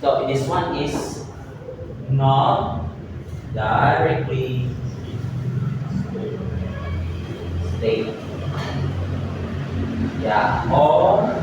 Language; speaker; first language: English; non-native, fluent; Indonesian